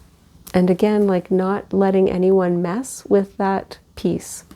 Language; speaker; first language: English; native; English